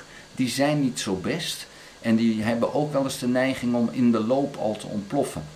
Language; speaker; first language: Dutch; native; Dutch